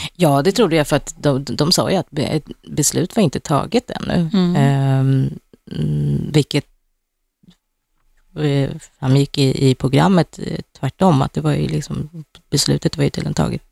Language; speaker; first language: Swedish; native; Swedish